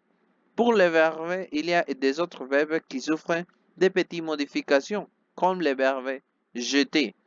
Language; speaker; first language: French; non-native, fluent; Spanish